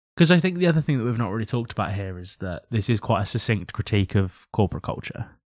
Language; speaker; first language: English; native; English